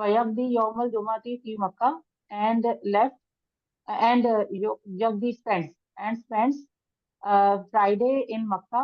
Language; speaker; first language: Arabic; non-native, learner; Hindi